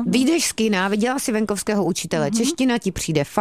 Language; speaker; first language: Czech; native; Czech